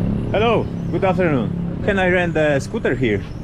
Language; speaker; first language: English; non-native, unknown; Polish